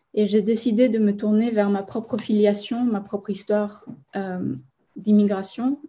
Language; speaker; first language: French; non-native, fluent; Spanish